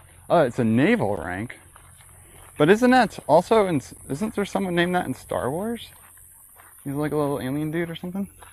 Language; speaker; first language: English; native; English